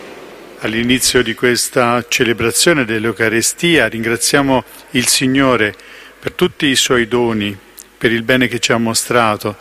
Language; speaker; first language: Italian; native; Italian